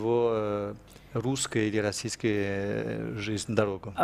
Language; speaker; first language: Russian; non-native, fluent; French